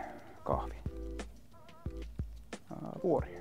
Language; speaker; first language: Finnish; native; Finnish